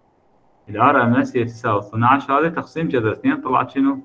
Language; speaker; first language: Arabic; native; Arabic